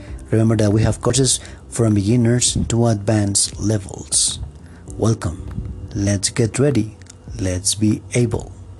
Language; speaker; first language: English; non-native, fluent; Spanish